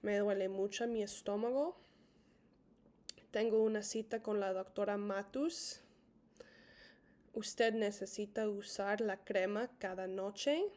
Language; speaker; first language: Spanish; non-native, fluent; English